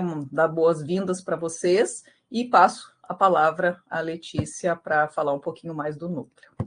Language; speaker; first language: Portuguese; native; Portuguese